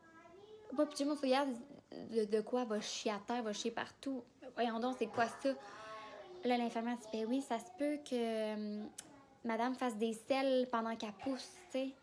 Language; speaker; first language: French; native; French